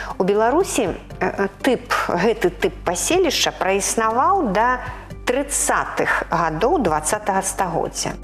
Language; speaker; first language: Belarusian; native; Belarusian